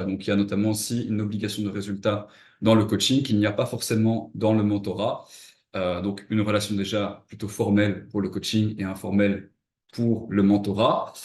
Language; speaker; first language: French; native; French